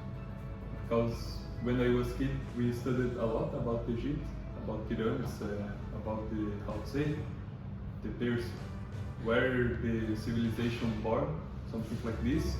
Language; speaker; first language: English; non-native, learner; Portuguese